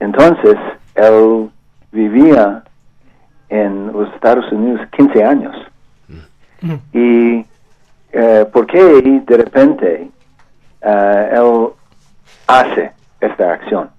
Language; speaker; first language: Spanish; non-native, learner; English